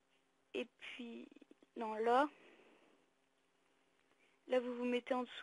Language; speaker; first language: French; native; French